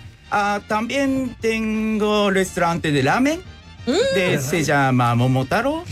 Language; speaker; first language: Spanish; non-native, learner; Japanese